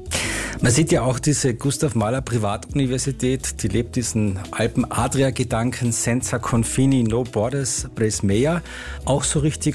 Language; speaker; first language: German; native; German